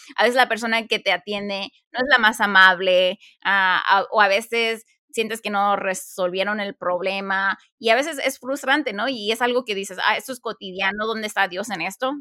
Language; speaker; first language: Spanish; early bilingual, heritage; Spanish